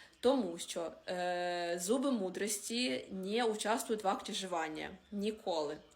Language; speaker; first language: Ukrainian; non-native, local second language; Russian